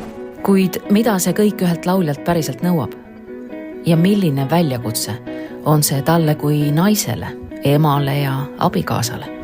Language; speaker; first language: Estonian; native; Estonian